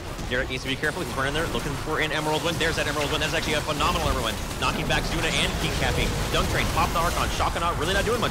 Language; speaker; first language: English; native; English